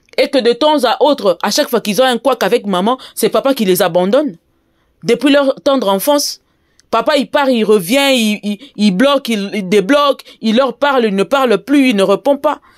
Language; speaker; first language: French; non-native, local second language; Lingala